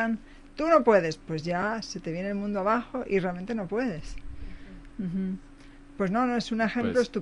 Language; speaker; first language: Spanish; native; Spanish